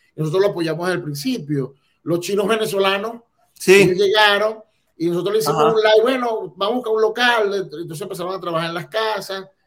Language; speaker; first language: Spanish; native; Spanish